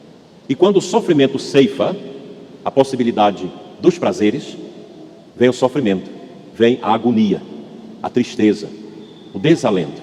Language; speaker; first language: Portuguese; native; Portuguese